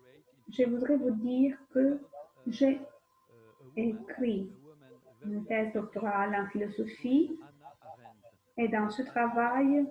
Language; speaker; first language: French; non-native, fluent; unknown